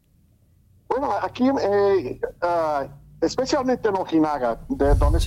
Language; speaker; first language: Spanish; early bilingual, heritage; Spanish